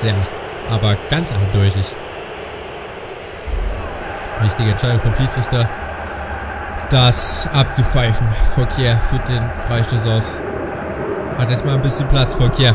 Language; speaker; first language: German; native; German